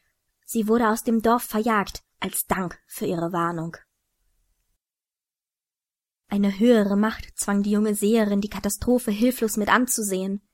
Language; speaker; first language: German; native; German